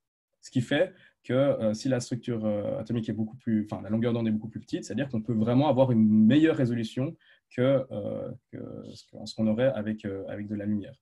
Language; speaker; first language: French; native; French